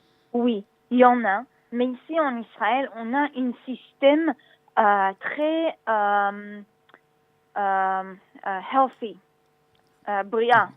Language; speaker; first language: French; non-native, learner; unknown